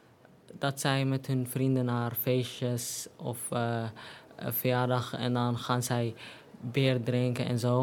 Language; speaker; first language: Dutch; non-native, learner; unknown